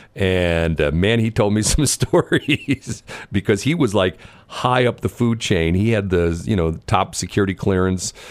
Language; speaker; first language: English; native; English